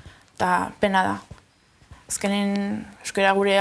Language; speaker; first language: Basque; native; Basque